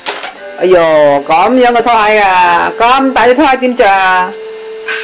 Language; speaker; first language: Cantonese; native; Cantonese